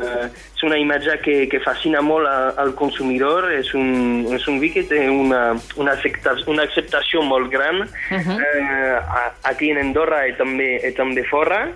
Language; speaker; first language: Catalan; non-native, fluent; French